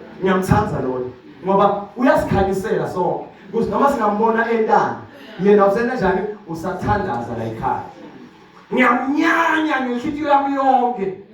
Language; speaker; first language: Zulu; non-native, local second language; Swati